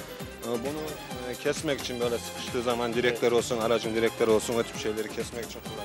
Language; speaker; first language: Turkish; native; Turkish